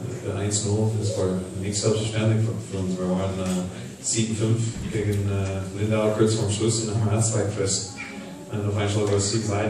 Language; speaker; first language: German; non-native, fluent; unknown